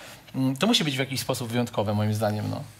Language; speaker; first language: Polish; native; Polish